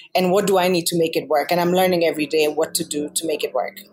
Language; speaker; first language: English; non-native, local second language; Kikuyu